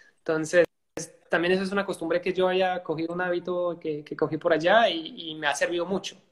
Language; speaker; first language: Spanish; non-native, fluent; French